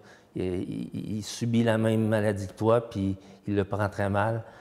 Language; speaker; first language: French; native; French